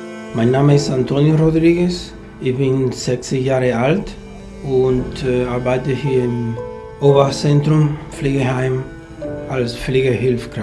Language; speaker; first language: German; non-native, fluent; Spanish